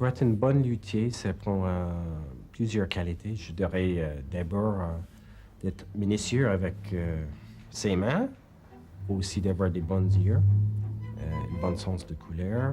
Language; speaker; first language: French; non-native, fluent; English